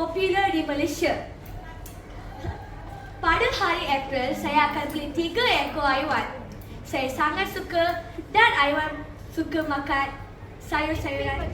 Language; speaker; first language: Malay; non-native, local second language; Tamil